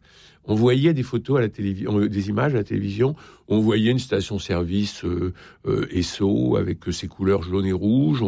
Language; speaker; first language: French; native; French